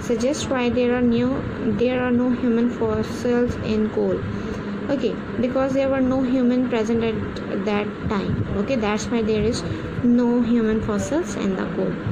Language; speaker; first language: English; non-native, local second language; Urdu